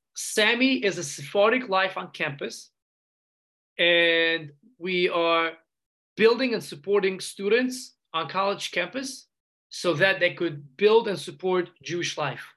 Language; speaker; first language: English; non-native, fluent; Uzbek